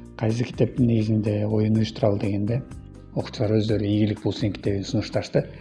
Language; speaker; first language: Kyrgyz; native; Kyrgyz